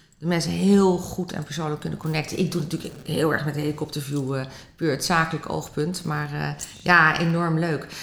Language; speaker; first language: Dutch; native; Dutch